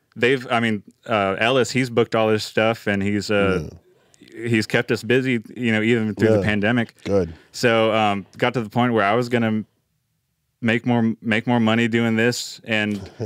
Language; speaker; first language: English; native; English